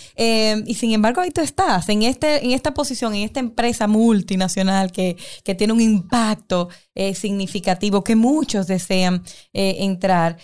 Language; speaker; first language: Spanish; native; Spanish